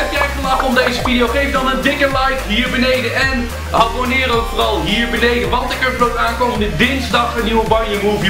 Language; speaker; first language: Dutch; native; Dutch